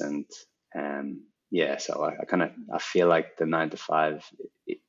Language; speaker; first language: English; native; English